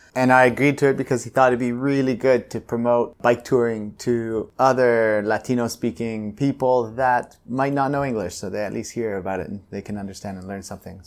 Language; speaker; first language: English; native; English